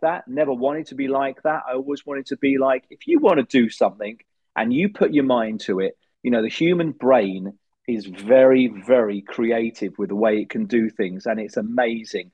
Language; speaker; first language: English; native; English